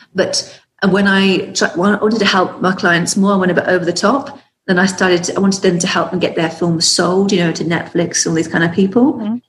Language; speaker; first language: English; native; English